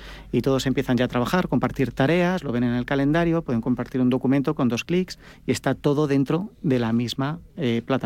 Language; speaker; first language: Spanish; native; Spanish